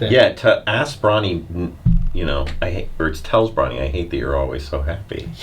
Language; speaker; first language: English; native; English